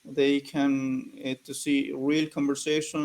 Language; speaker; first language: English; non-native, learner; Spanish